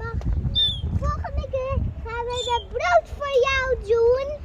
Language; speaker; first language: Dutch; early bilingual, other home language; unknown